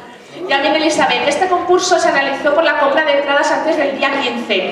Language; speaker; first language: Spanish; native; Spanish